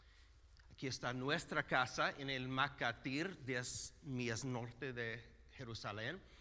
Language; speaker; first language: Spanish; non-native, fluent; English